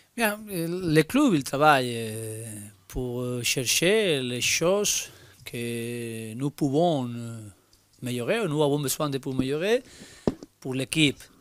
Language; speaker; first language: French; non-native, learner; Spanish